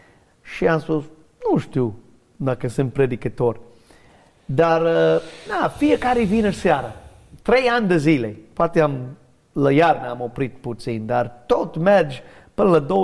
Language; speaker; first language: Romanian; non-native, learner; English